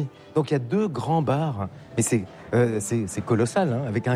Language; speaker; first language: French; native; French